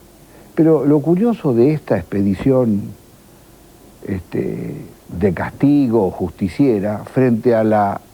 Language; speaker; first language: Spanish; native; Spanish